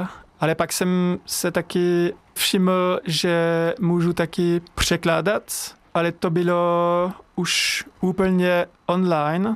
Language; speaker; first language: Czech; non-native, learner; French